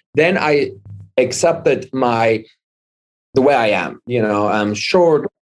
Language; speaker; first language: English; non-native, fluent; Armenian